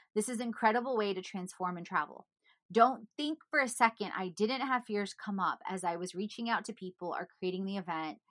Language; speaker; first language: English; early bilingual, other home language; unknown